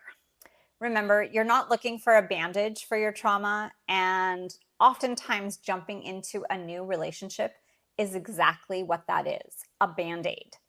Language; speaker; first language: English; native; English